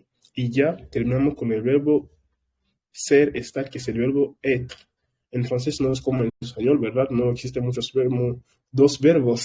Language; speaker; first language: Spanish; non-native, fluent; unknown